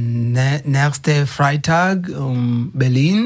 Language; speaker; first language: German; non-native, learner; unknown